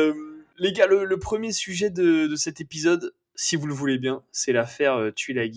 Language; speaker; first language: French; native; French